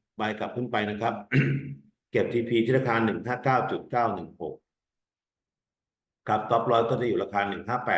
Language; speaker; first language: Thai; native; Thai